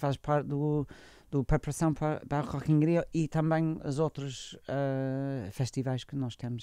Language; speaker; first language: Portuguese; non-native, learner; English